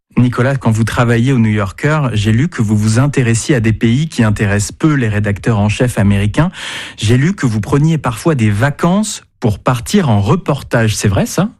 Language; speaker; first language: French; native; French